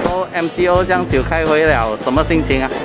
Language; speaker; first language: Chinese; non-native, local second language; Cantonese